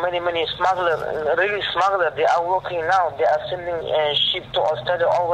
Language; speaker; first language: English; non-native, learner; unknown